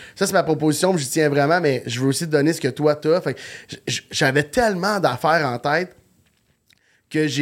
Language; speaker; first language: French; native; French